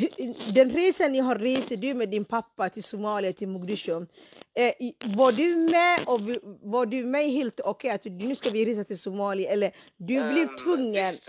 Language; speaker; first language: Swedish; non-native, fluent; Somali